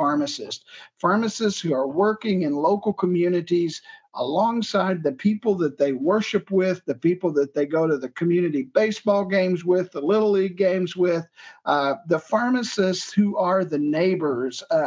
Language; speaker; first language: English; native; English